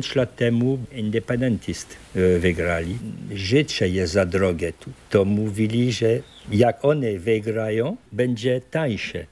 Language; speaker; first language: Polish; early bilingual, heritage; French